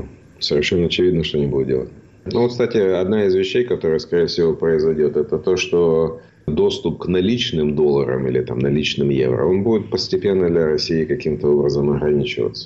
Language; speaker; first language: Russian; native; Russian